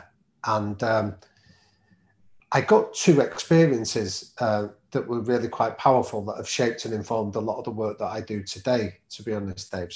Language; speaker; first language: English; native; English